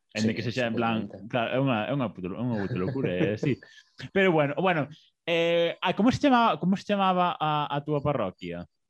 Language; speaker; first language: Galician; non-native, local second language; Spanish